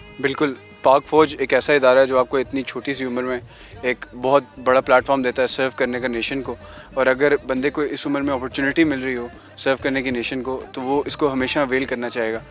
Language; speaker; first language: Urdu; non-native, local second language; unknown